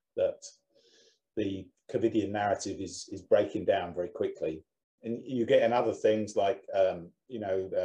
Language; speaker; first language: English; native; English